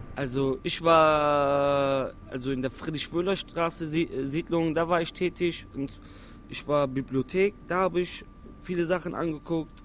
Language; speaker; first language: German; non-native, local second language; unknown